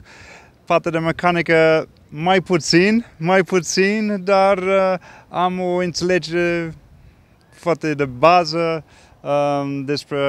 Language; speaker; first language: Romanian; early bilingual, heritage; English